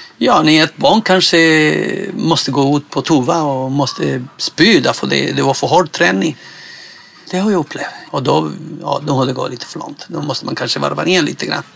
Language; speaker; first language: Swedish; non-native, fluent; Spanish